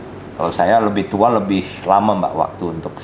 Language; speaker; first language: Indonesian; native; Indonesian